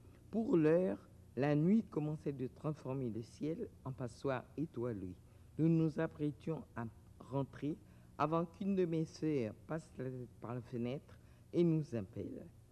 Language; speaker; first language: French; native; French